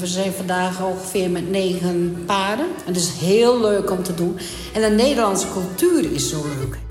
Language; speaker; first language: Dutch; early bilingual, heritage; Dutch